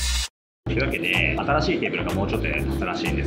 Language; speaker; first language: Japanese; native; Japanese